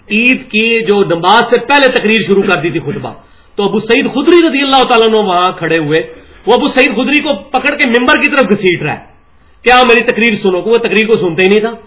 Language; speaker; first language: Urdu; non-native, local second language; Punjabi